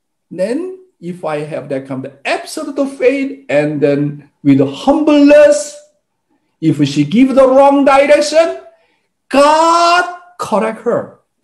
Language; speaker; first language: English; non-native, fluent; Korean